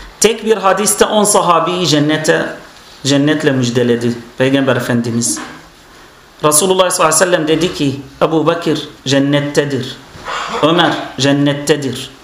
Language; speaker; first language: Turkish; non-native, fluent; Arabic